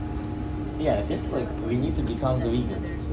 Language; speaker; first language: English; non-native, fluent; Russian